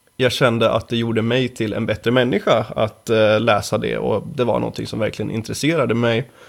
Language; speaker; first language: Swedish; native; Swedish